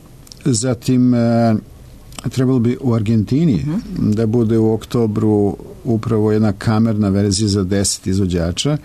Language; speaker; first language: Serbian; native; Serbian